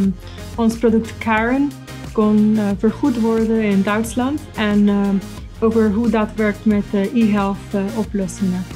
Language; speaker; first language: Dutch; non-native, fluent; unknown